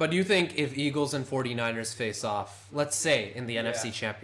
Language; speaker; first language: English; native; English